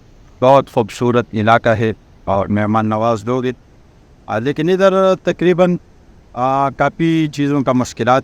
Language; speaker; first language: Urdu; non-native, local second language; Pashto